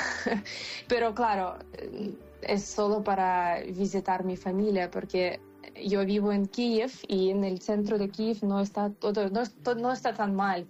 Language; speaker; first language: Spanish; non-native, fluent; Ukrainian